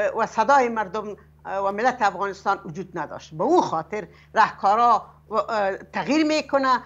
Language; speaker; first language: Persian; native; Persian